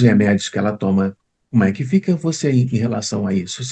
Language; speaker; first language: Portuguese; native; Portuguese